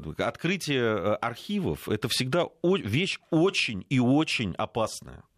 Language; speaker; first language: Russian; native; Russian